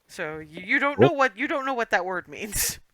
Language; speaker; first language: English; native; English